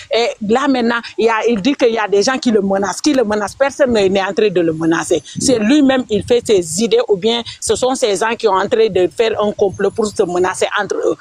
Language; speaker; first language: French; non-native, local second language; Wolof